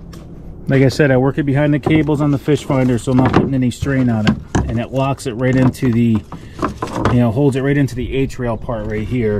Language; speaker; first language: English; native; English